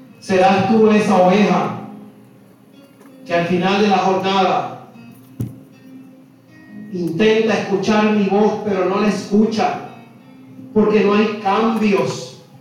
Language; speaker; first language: Spanish; native; Spanish